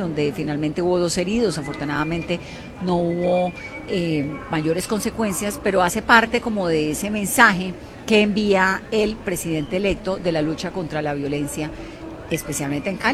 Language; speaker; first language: Spanish; native; Spanish